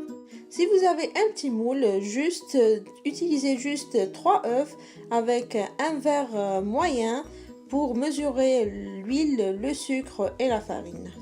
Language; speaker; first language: French; non-native, local second language; Arabic